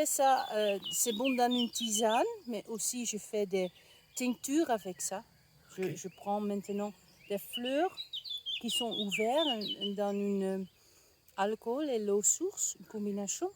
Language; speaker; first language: French; non-native, learner; Dutch